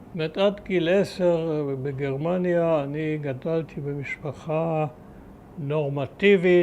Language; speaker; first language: Hebrew; early bilingual, other home language; German